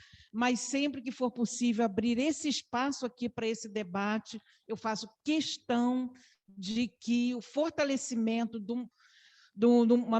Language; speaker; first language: Portuguese; native; Portuguese